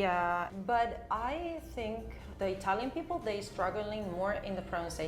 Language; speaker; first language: English; non-native, fluent; Spanish